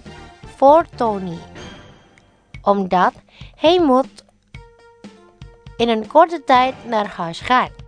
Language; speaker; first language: Dutch; non-native, fluent; Indonesian